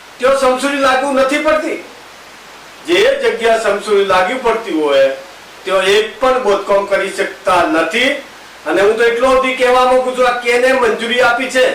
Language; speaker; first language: Gujarati; non-native, local second language; Bhili